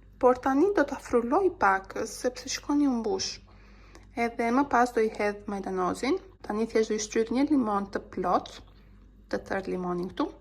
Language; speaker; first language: Albanian; early bilingual, heritage; Albanian